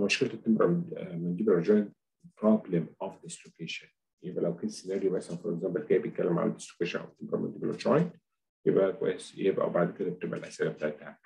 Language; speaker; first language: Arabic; native; Arabic